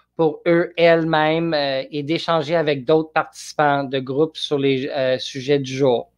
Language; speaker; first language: French; non-native, learner; English